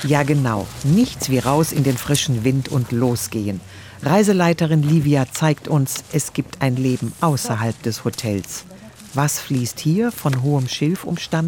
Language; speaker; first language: German; native; German